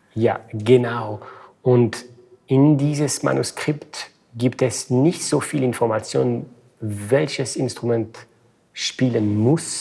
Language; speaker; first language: German; non-native, fluent; French